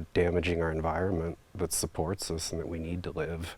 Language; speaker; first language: English; native; English